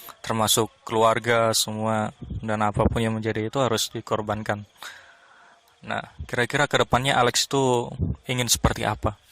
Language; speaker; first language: Indonesian; native; Indonesian